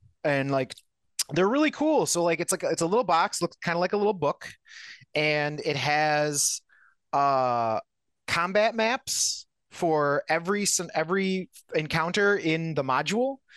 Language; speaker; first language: English; native; English